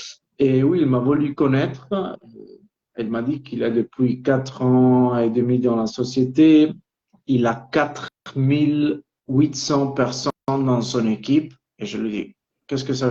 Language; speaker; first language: French; non-native, local second language; Italian